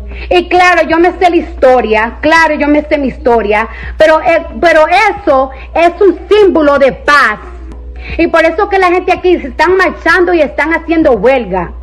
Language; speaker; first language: Spanish; early bilingual, heritage; Spanish